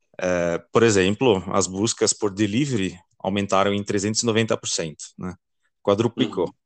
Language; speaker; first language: Portuguese; non-native, fluent; Dutch